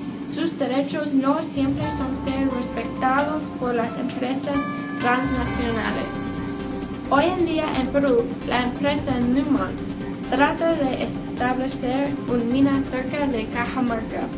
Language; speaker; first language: Spanish; non-native, learner; English